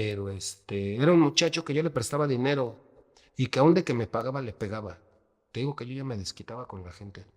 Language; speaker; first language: Spanish; native; Spanish